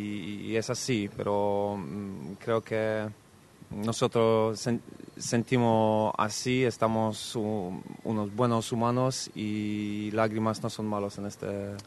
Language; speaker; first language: Spanish; non-native, fluent; Polish